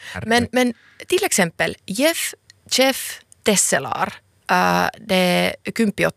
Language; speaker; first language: Swedish; non-native, local second language; Finnish